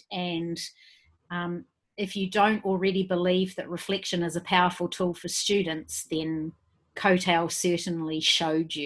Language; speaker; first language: English; native; English